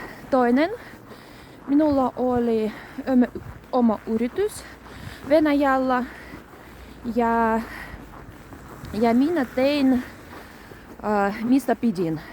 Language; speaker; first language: Finnish; non-native, learner; Russian